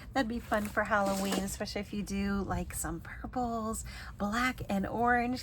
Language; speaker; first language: English; native; English